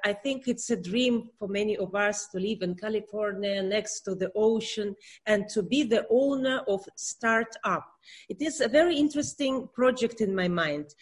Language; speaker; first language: English; non-native, learner; Russian